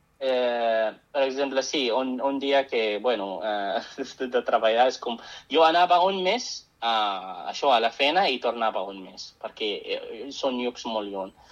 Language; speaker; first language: Catalan; non-native, fluent; Arabic